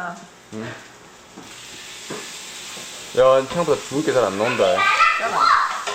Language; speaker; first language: Korean; native; Korean